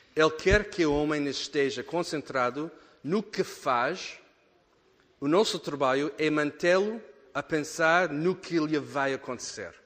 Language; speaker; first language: Portuguese; non-native, fluent; English